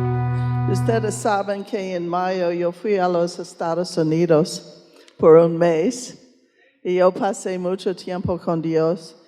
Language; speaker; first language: Spanish; non-native, fluent; English